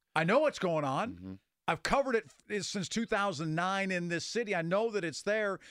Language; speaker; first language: English; native; English